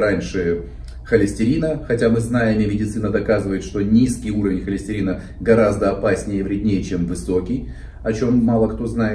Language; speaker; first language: Russian; native; Russian